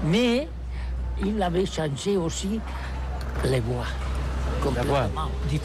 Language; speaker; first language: French; non-native, learner; Catalan